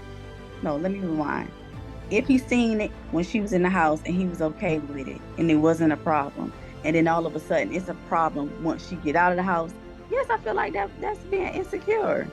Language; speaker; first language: English; native; English